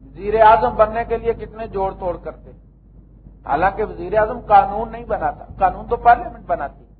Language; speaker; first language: Urdu; native; Urdu